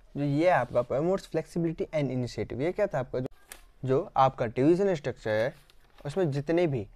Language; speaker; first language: Hindi; native; Hindi